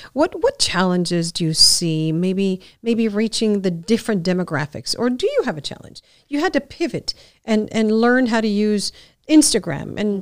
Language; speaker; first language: English; early bilingual, other home language; Spanish